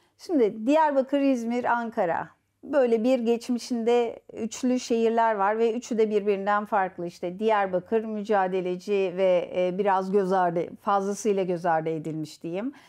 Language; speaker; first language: Turkish; native; Turkish